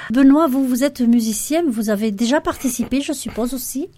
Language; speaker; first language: French; native; French